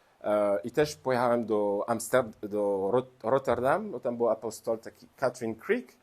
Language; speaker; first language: Polish; non-native, learner; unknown